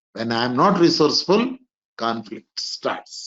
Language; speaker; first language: English; non-native, local second language; Telugu